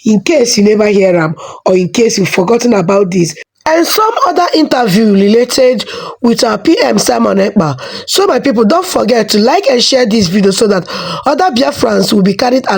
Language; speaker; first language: English; non-native, local second language; Igbo